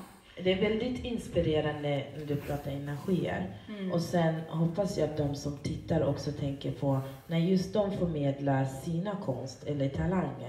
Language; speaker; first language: Swedish; native; Swedish